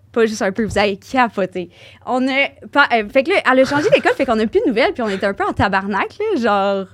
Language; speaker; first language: French; native; French